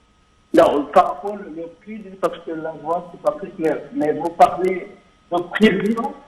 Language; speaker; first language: French; non-native, fluent; Arabic